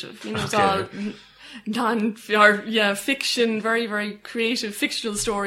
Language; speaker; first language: English; native; English